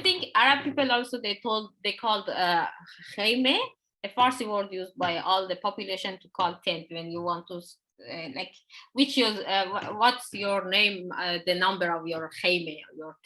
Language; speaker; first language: English; non-native, learner; Persian